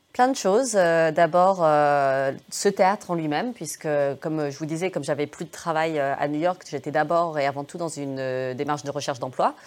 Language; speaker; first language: French; early bilingual, other home language; English